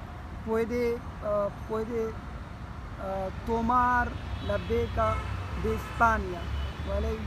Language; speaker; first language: Spanish; non-native, learner; Urdu